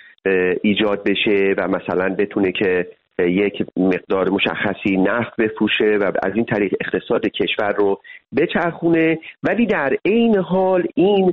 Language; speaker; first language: Persian; native; Persian